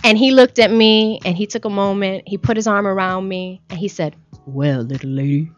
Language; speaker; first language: English; native; English